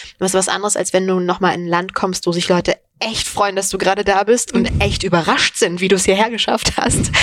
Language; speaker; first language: German; early bilingual, other home language; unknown